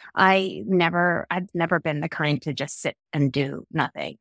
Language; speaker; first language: English; early bilingual, other home language; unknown